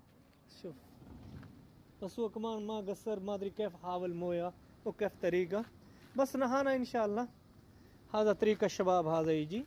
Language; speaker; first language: Arabic; non-native, learner; Urdu